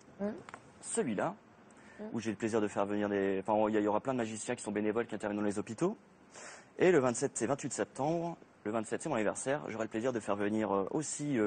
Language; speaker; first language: French; native; French